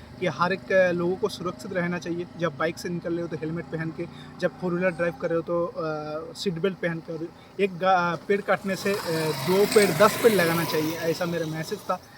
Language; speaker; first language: Hindi; non-native, local second language; Bangla